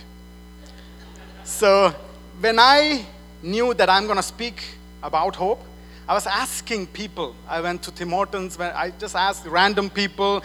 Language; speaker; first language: English; non-native, fluent; German